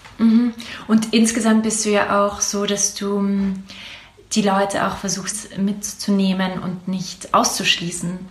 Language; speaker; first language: German; native; German